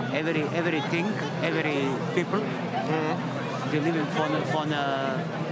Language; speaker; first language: English; non-native, learner; Serbian